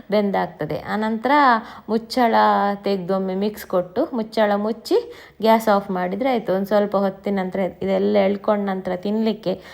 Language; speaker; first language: Kannada; native; Kannada